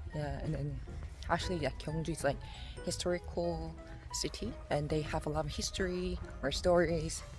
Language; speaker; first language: English; non-native, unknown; Korean